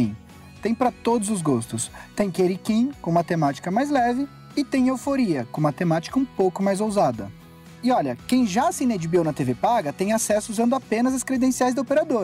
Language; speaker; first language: Portuguese; native; Portuguese